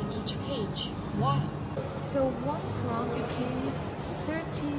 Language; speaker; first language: English; non-native, learner; Chinese